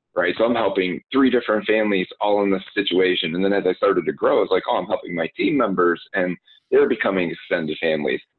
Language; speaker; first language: English; native; English